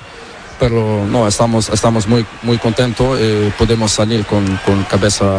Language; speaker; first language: Spanish; non-native, learner; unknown